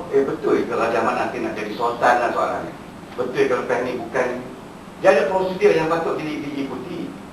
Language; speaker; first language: Malay; native; Malay